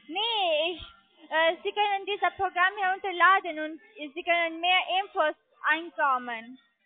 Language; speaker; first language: German; non-native, learner; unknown